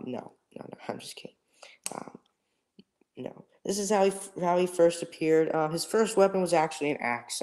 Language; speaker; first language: English; native; English